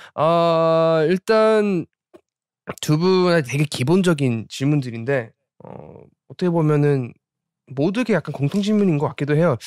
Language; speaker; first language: Korean; early bilingual, heritage; Korean